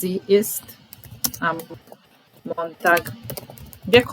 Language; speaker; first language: German; non-native, fluent; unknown